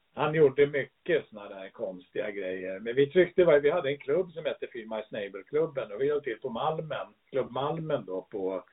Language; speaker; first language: Swedish; early bilingual, other home language; English